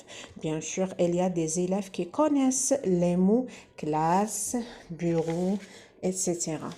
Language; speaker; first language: French; non-native, local second language; Arabic